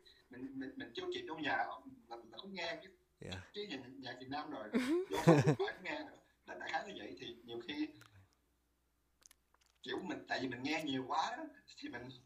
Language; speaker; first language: Vietnamese; early bilingual, heritage; Vietnamese